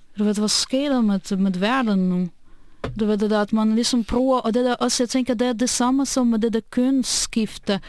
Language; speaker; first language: Danish; non-native, fluent; Russian